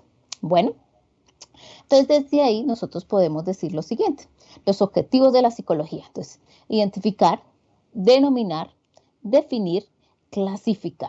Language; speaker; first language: Spanish; native; Spanish